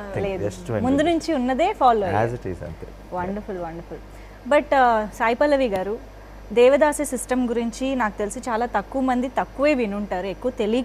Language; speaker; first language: Telugu; native; Telugu